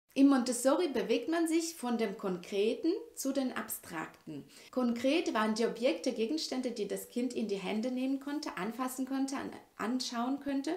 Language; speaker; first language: German; non-native, fluent; Russian